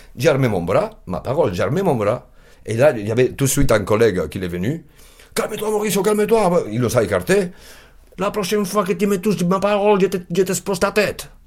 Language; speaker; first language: French; non-native, fluent; Spanish